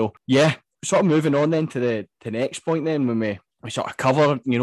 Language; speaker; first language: English; native; English